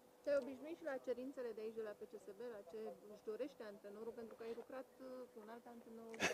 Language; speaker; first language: Romanian; native; Romanian